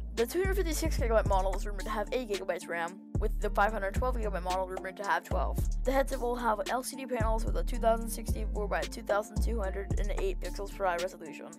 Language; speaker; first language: English; native; English